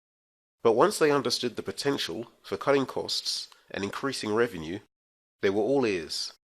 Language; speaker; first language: English; native; English